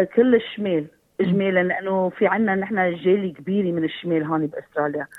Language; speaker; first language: Arabic; early bilingual, heritage; Arabic